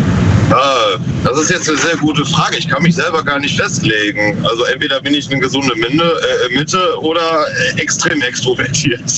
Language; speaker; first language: German; native; German